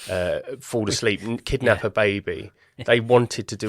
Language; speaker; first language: English; native; English